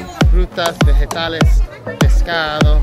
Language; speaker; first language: Spanish; non-native, learner; English